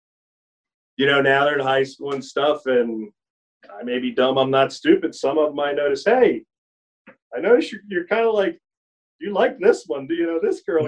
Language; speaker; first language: English; native; English